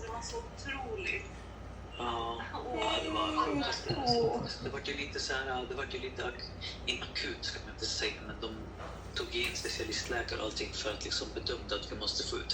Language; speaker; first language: Swedish; native; Swedish